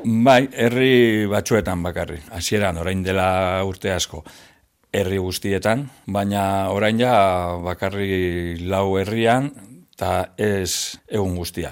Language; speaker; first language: Basque; non-native, local second language; Spanish